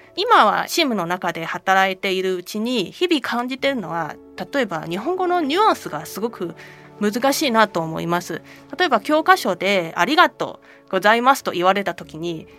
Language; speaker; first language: Japanese; non-native, fluent; Chinese